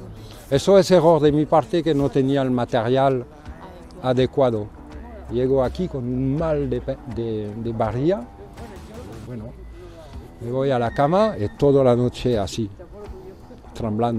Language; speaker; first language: Spanish; non-native, fluent; French